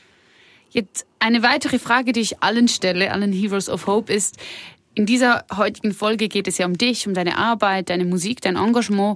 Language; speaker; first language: German; native; German